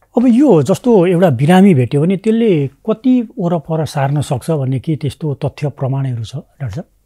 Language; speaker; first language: Nepali; native; Nepali